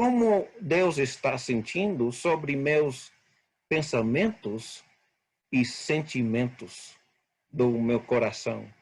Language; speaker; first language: Portuguese; non-native, fluent; English